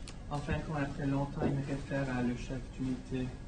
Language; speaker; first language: French; non-native, fluent; English